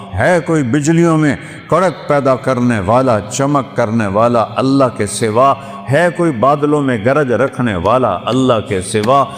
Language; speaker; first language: Urdu; non-native, local second language; Saraiki